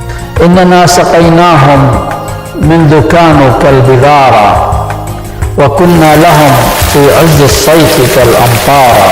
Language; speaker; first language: Arabic; native; Arabic